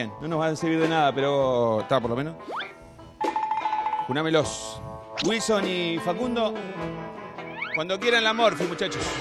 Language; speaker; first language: Spanish; native; Spanish